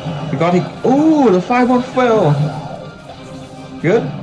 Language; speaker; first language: English; non-native, learner; Vietnamese